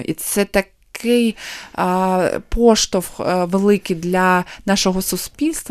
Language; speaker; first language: Ukrainian; non-native, local second language; Russian